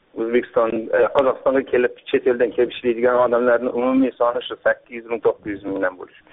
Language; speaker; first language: Uzbek; native; Uzbek